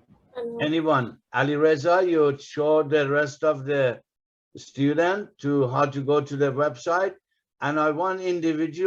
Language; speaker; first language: English; non-native, fluent; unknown